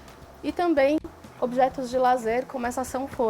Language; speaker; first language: Portuguese; native; Portuguese